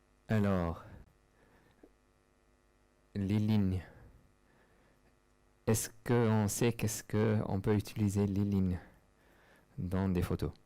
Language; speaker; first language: French; non-native, fluent; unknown